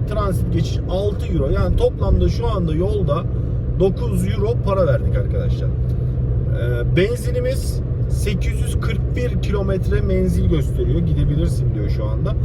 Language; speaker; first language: Turkish; early bilingual, heritage; Turkish